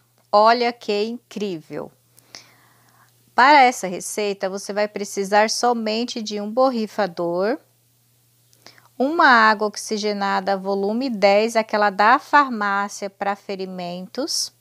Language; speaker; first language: Portuguese; native; Portuguese